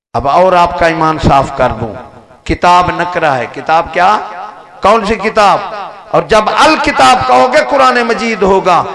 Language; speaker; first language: Urdu; native; Urdu